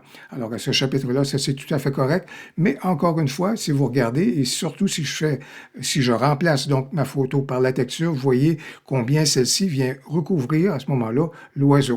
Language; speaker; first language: French; native; French